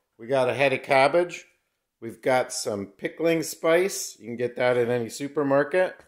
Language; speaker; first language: English; native; English